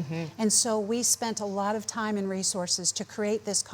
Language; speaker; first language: English; native; English